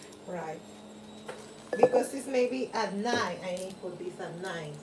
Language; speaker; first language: English; non-native, learner; Spanish